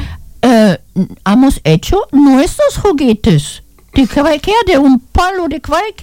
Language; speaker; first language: Spanish; non-native, learner; German